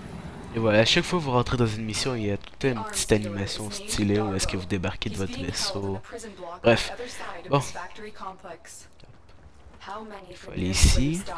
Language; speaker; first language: French; native; French